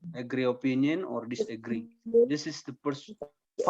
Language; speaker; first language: English; non-native, fluent; Indonesian